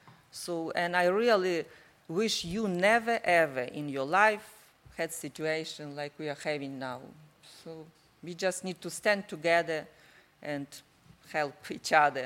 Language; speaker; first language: English; non-native, learner; Ukrainian